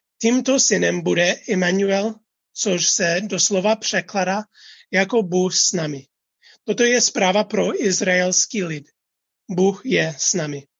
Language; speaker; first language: Czech; non-native, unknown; English